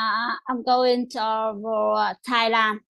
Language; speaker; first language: English; non-native, learner; Vietnamese